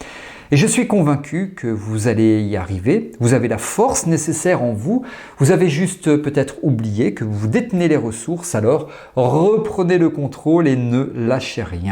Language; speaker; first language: French; native; French